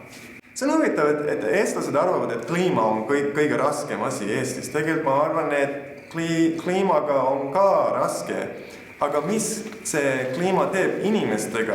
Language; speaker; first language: Estonian; non-native, learner; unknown